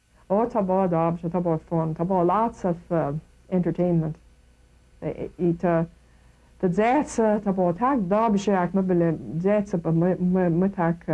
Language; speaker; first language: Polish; early bilingual, heritage; Kashubian